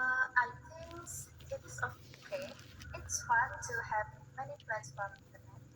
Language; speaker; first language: English; non-native, learner; Indonesian